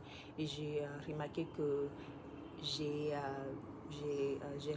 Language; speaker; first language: French; non-native, learner; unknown